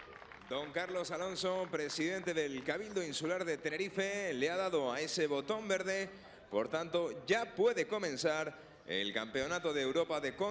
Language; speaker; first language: Spanish; native; Spanish